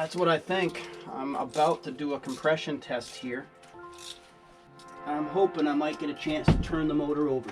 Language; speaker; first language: English; native; English